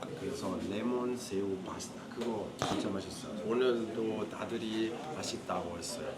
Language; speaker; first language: Korean; non-native, learner; Italian